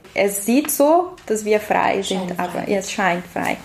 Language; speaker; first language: German; non-native, learner; Portuguese